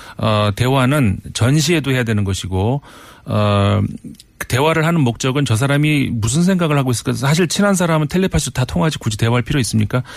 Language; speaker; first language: Korean; native; Korean